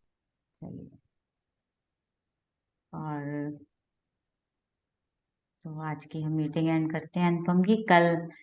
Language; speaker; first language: Hindi; native; Hindi